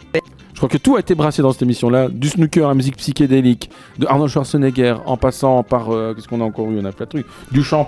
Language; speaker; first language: French; native; French